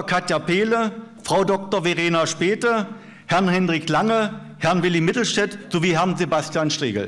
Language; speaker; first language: German; native; German